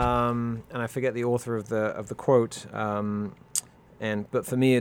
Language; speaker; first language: English; non-native, local second language; French